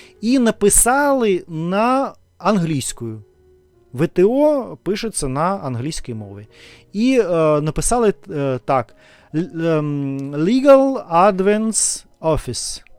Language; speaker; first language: Ukrainian; non-native, learner; Russian